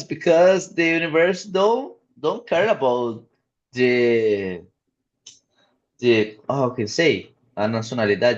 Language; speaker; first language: English; non-native, learner; Portuguese